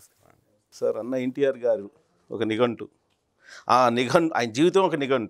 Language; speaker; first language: Telugu; native; Telugu